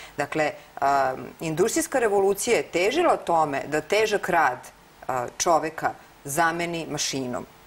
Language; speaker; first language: Serbian; native; Serbian